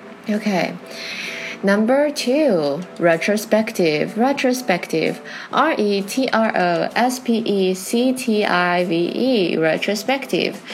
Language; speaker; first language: English; non-native, fluent; Chinese